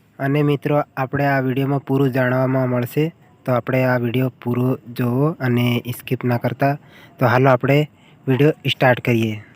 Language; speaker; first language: Gujarati; non-native, local second language; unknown